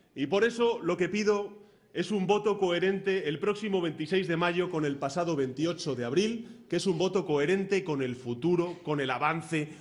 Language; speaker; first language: Spanish; native; Spanish